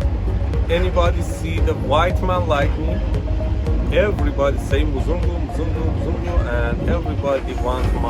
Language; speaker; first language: English; non-native, learner; Persian